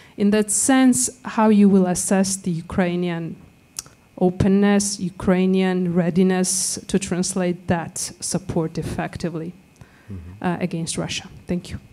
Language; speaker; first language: English; non-native, fluent; Georgian